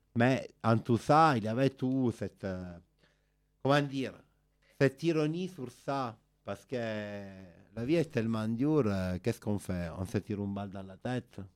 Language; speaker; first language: French; non-native, fluent; Italian